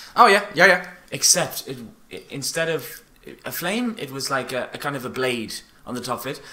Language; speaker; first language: English; native; English